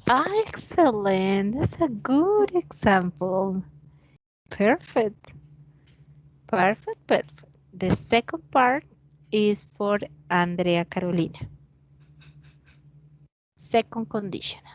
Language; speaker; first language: English; non-native, learner; Spanish